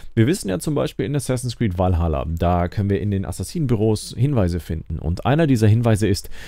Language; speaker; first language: German; native; German